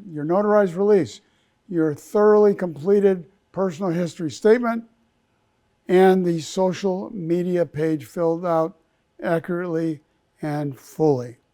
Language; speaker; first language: English; native; English